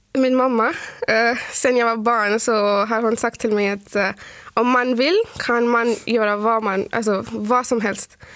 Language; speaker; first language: Swedish; non-native, fluent; Urdu